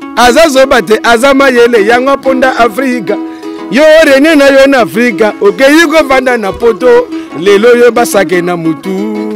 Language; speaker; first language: Lingala; native; Lingala